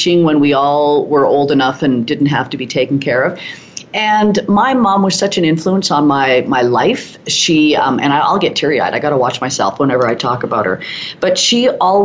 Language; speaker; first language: English; native; English